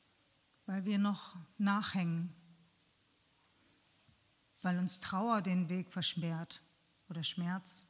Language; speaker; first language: German; native; German